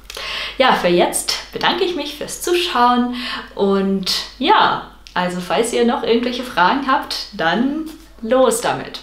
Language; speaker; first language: German; non-native, fluent; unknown